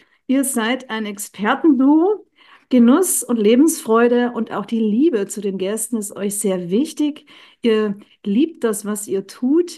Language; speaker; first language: German; native; German